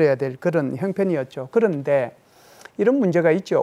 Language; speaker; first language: Korean; native; Korean